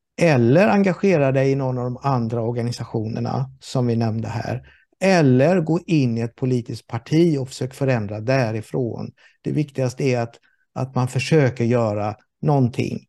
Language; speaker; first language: Swedish; native; Swedish